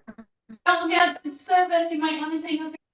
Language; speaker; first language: English; native; English